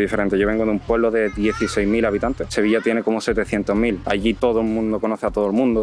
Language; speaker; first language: Spanish; native; Spanish